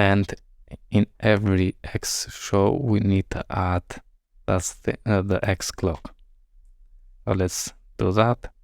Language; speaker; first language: English; non-native, fluent; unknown